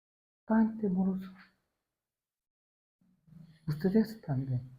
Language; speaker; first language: Spanish; non-native, learner; Korean